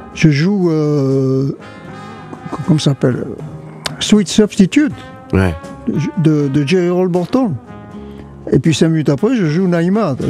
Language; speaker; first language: French; native; French